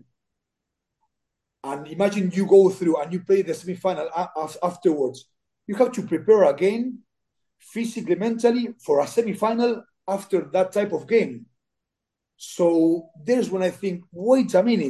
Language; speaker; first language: English; non-native, fluent; Spanish